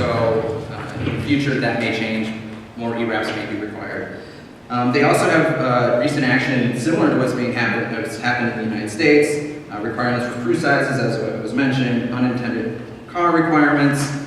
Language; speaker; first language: English; native; English